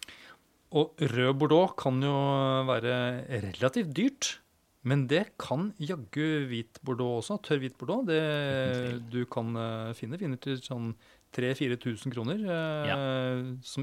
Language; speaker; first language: Norwegian; native; Norwegian